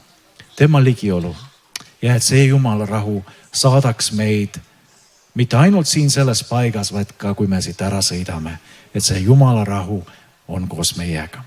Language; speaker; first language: Estonian; native; Estonian